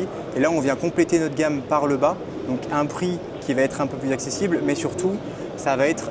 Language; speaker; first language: French; native; French